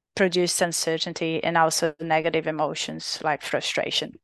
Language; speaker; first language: English; non-native, fluent; Portuguese